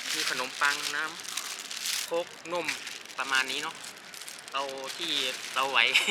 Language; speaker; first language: Thai; native; Thai